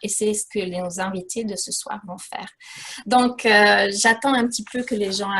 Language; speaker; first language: French; native; French